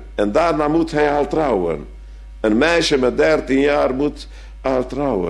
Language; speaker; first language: Dutch; non-native, fluent; Hungarian